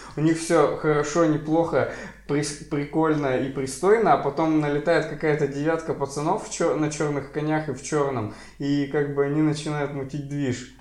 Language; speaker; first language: Russian; native; Russian